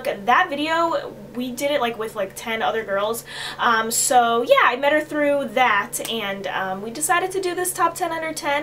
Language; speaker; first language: English; native; English